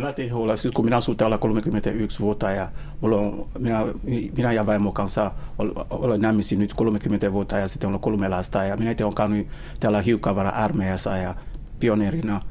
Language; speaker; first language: Finnish; non-native, learner; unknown